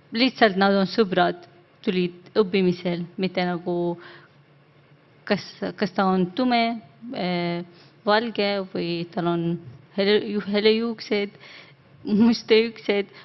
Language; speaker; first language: Estonian; non-native, learner; Arabic